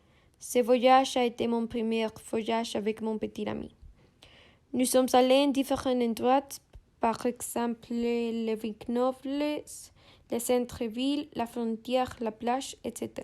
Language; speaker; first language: French; non-native, learner; Spanish